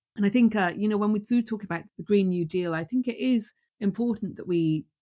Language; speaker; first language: English; native; English